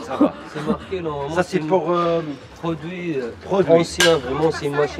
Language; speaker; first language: French; native; French